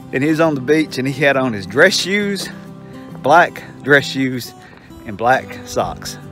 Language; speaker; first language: English; native; English